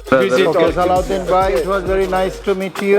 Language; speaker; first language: English; non-native, learner; Bangla